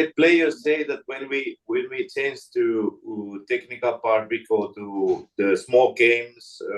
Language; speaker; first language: English; non-native, learner; Finnish